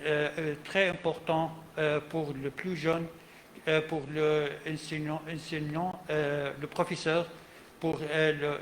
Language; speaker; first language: French; non-native, learner; Arabic